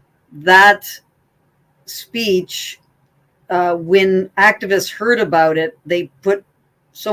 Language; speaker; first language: English; native; English